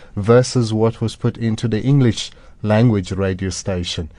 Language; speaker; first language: English; native; English